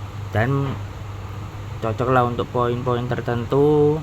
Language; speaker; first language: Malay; non-native, local second language; Javanese